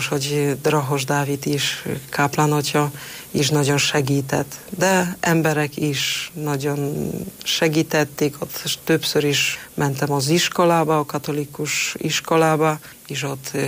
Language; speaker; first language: Hungarian; non-native, fluent; Polish